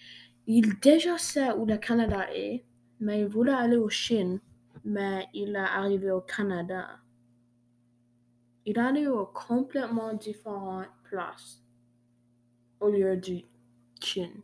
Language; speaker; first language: French; non-native, learner; English